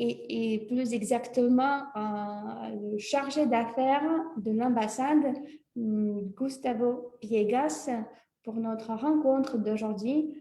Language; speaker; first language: French; non-native, fluent; Russian